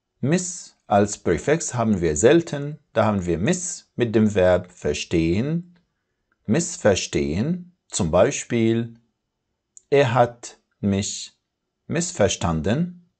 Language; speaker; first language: German; non-native, fluent; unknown